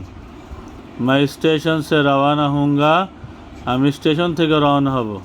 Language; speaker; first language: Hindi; non-native, fluent; Bangla